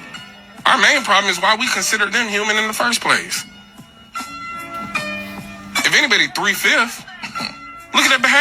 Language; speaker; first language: English; native; English